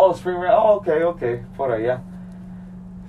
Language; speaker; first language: Spanish; early bilingual, other home language; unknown